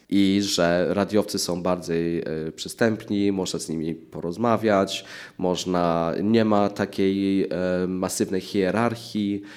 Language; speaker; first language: Polish; early bilingual, heritage; English